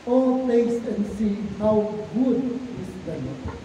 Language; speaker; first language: English; non-native, local second language; Filipino